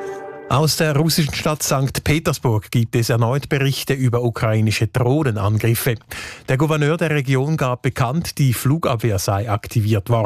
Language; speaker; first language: German; native; German